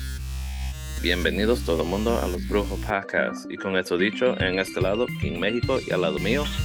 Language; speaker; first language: Spanish; early bilingual, heritage; Spanish